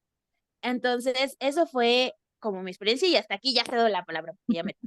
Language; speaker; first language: Spanish; native; Spanish